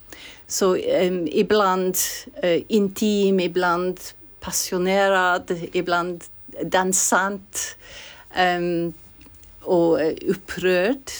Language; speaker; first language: Swedish; non-native, fluent; English